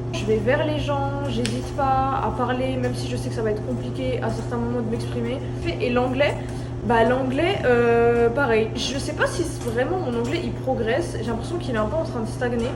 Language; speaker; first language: French; native; French